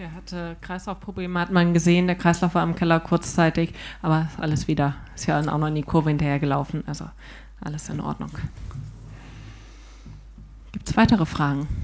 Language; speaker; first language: German; native; German